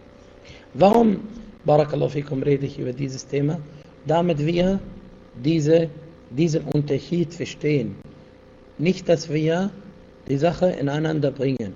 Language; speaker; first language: German; non-native, fluent; Arabic